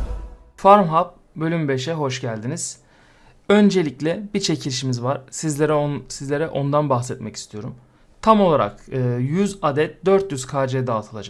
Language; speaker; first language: Turkish; native; Turkish